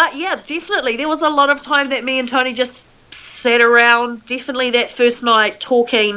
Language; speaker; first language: English; native; English